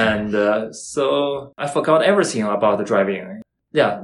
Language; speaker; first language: English; non-native, learner; Chinese